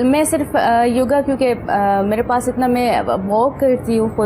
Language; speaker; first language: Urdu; non-native, local second language; Pashto